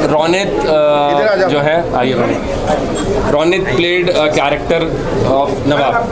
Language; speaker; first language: Hindi; native; Hindi